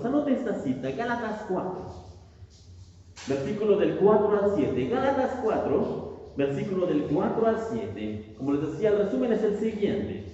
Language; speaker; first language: Spanish; native; Spanish